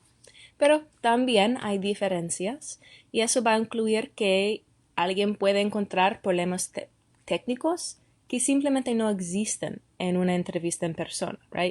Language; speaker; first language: Spanish; non-native, fluent; English